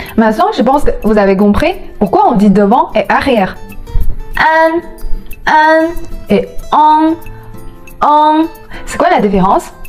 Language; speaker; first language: French; non-native, fluent; Chinese